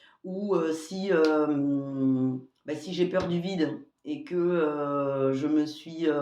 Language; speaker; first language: French; native; French